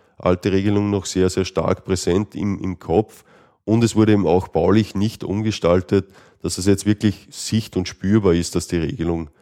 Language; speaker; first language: German; native; German